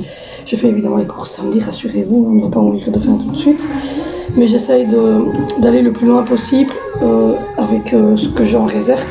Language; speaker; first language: French; native; French